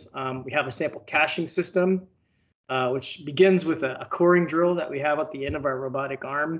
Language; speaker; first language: English; native; English